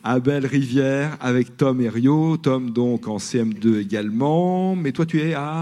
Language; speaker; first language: French; native; French